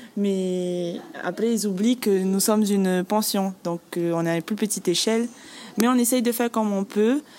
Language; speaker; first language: French; native; French